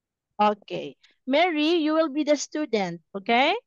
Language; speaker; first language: English; non-native, fluent; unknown